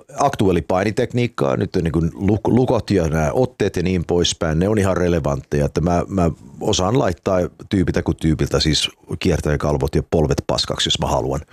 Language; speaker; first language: Finnish; early bilingual, heritage; Finnish